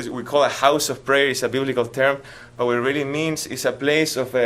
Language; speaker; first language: English; non-native, fluent; Spanish